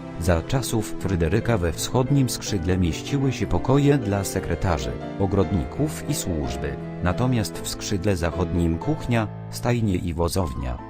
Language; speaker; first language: Polish; native; Polish